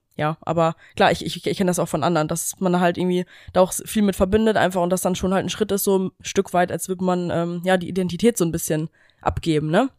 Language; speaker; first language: German; native; German